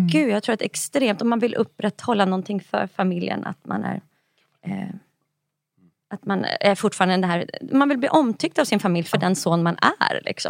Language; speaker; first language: Swedish; native; Swedish